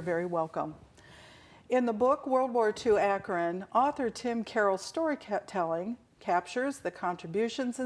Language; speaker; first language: English; native; English